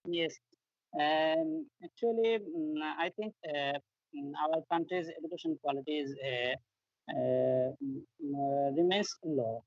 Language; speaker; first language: English; non-native, learner; Bangla